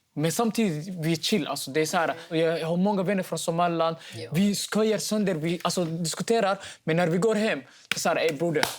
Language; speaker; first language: Swedish; early bilingual, other home language; Somali